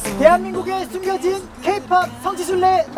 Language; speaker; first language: Korean; native; Korean